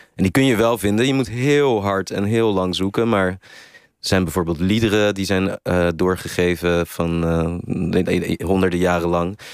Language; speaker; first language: Dutch; native; Dutch